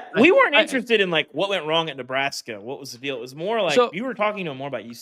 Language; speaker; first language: English; native; English